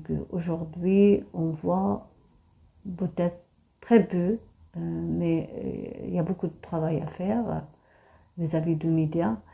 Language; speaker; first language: French; non-native, fluent; Arabic